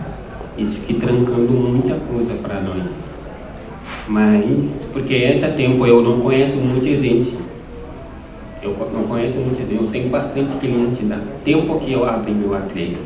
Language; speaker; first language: Portuguese; non-native, learner; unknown